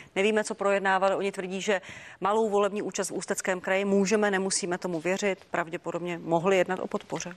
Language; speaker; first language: Czech; native; Czech